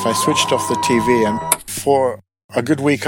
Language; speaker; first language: English; native; English